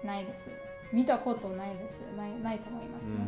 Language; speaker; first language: Japanese; non-native, learner; German